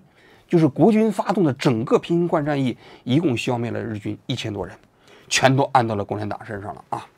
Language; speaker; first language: Chinese; native; Chinese